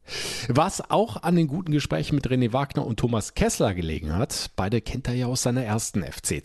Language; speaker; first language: German; native; German